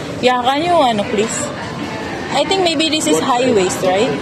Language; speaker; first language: English; non-native, learner; Filipino